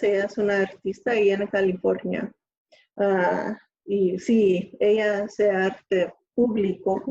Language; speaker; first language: Spanish; early bilingual, other home language; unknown